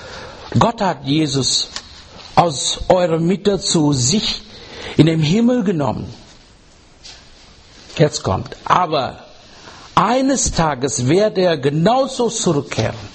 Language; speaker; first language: German; non-native, fluent; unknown